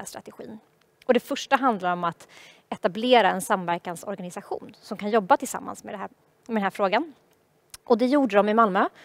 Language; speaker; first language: Swedish; native; Swedish